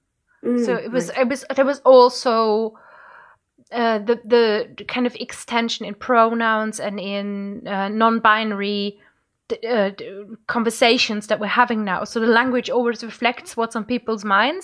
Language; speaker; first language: English; non-native, fluent; German